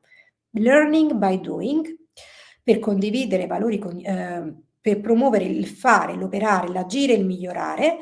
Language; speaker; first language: Italian; native; Italian